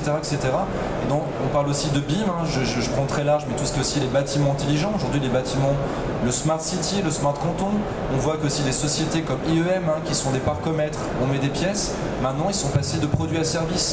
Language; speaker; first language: French; native; French